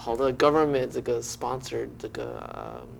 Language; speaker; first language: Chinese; early bilingual, heritage; English